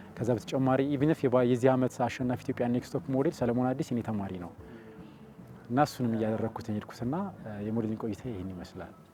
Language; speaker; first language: Amharic; native; Amharic